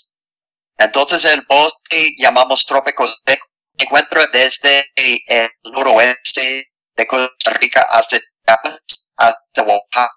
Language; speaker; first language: Spanish; non-native, fluent; English